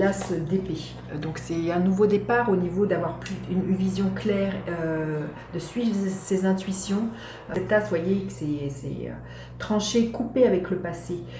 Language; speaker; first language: French; native; French